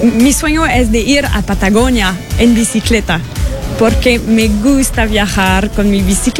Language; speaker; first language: Spanish; non-native, learner; French